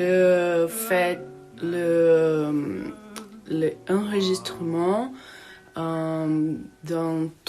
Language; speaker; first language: French; non-native, learner; Portuguese